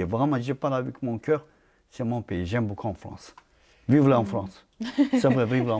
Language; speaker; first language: French; non-native, fluent; Turkish